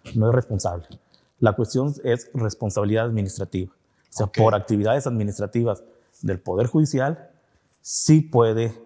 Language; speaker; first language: Spanish; native; Spanish